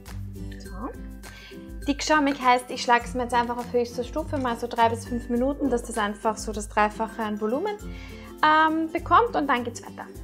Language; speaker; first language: German; native; German